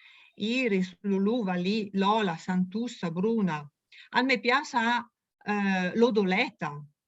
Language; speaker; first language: Italian; native; Italian